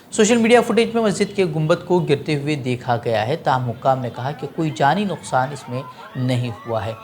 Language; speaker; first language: Urdu; non-native, local second language; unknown